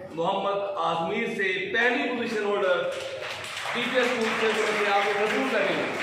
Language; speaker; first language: Urdu; non-native, local second language; Punjabi